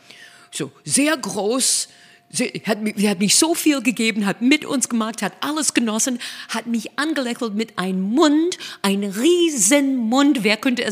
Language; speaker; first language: German; non-native, fluent; English